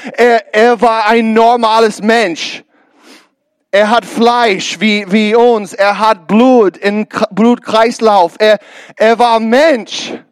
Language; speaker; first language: German; non-native, learner; English